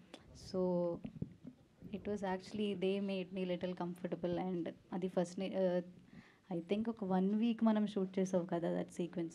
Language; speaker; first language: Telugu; non-native, fluent; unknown